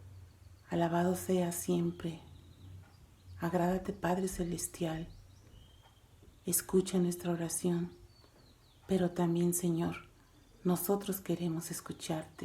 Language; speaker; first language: Spanish; native; Spanish